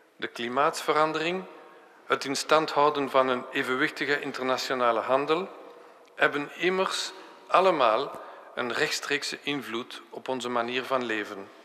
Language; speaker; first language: Dutch; non-native, local second language; French